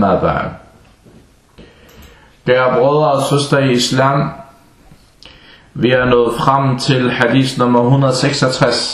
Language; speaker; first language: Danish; non-native, fluent; Arabic